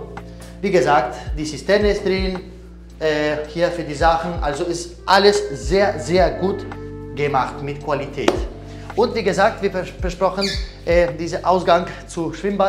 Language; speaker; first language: German; non-native, learner; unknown